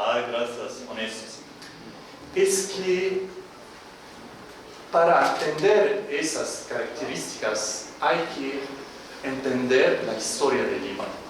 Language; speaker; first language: Spanish; non-native, fluent; Arabic